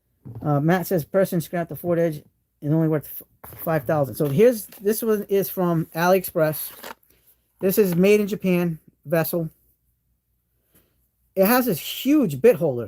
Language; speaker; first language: English; native; English